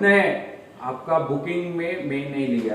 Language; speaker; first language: Hindi; non-native, local second language; Kannada